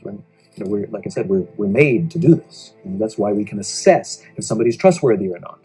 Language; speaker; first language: English; native; English